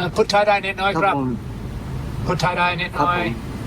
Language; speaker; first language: Thai; non-native, learner; English